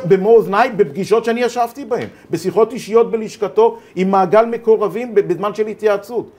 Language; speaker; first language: Hebrew; native; Hebrew